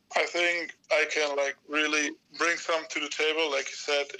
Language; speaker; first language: English; non-native, fluent; German